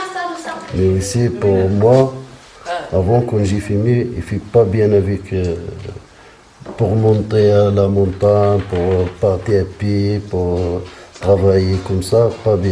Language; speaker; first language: French; non-native, learner; Arabic